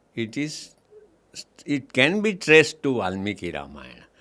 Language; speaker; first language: English; non-native, local second language; Gujarati